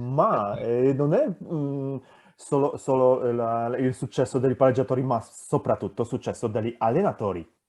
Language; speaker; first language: Italian; non-native, fluent; Polish